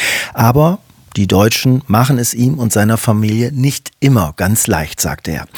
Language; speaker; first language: German; native; German